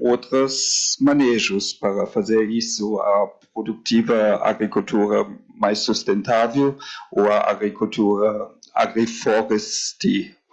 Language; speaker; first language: Portuguese; non-native, fluent; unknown